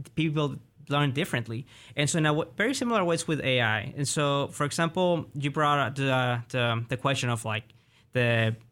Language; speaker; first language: English; early bilingual, other home language; Spanish